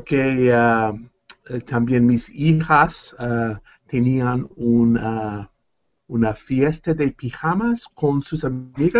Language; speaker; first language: Spanish; non-native, learner; English